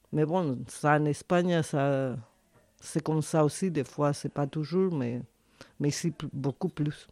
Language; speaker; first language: French; non-native, fluent; Spanish